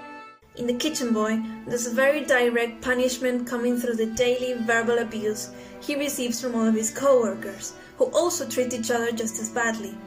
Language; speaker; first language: English; non-native, fluent; Spanish